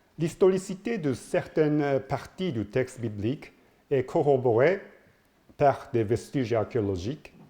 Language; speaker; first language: French; non-native, learner; Japanese